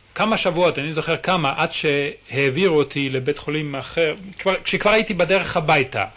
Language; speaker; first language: Hebrew; non-native, fluent; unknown